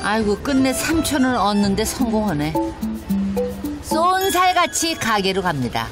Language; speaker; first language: Korean; native; Korean